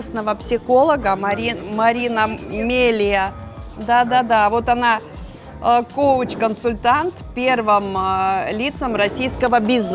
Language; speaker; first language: Russian; native; Russian